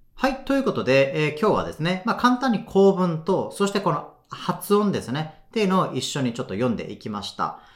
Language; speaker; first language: Japanese; native; Japanese